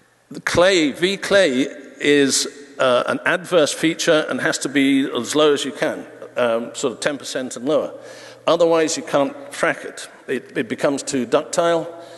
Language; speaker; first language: English; native; English